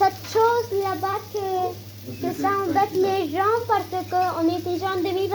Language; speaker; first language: French; non-native, learner; Spanish